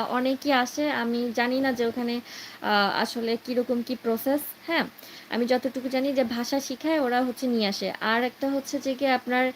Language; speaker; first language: Bangla; native; Bangla